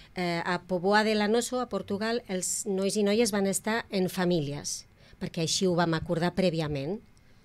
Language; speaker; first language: Catalan; native; Catalan